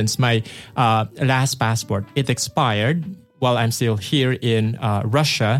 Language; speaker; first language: English; non-native, local second language; Filipino